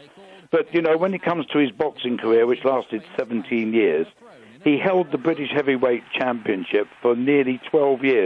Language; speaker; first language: English; native; English